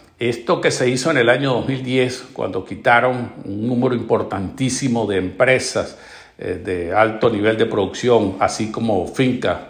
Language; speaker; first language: Spanish; native; Spanish